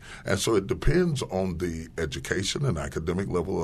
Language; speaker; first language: English; native; English